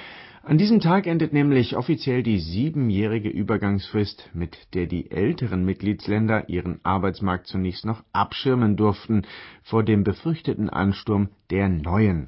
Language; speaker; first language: German; native; German